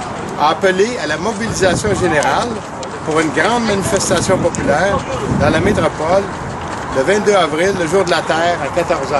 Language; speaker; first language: French; native; French